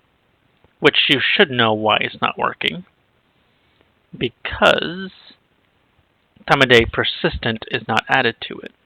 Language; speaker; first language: English; native; English